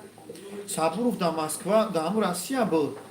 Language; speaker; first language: Russian; non-native, learner; Tajik